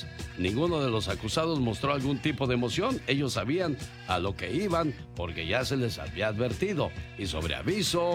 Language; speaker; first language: Spanish; native; Spanish